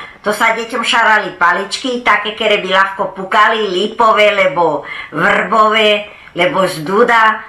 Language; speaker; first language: Slovak; early bilingual, heritage; Slovak